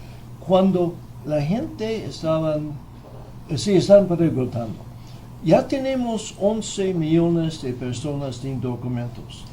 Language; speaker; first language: Spanish; non-native, fluent; English